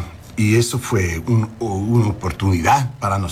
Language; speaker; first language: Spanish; early bilingual, heritage; English